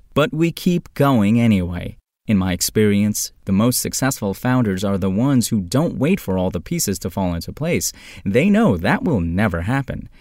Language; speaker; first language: English; non-native, fluent; Turkish